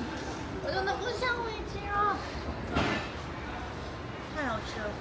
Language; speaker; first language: Chinese; non-native, learner; Korean